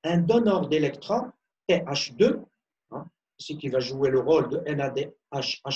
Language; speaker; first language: French; non-native, local second language; Arabic